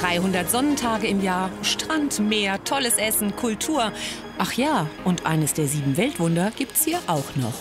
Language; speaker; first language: German; native; German